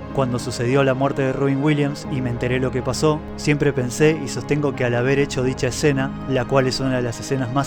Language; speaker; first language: Spanish; native; Spanish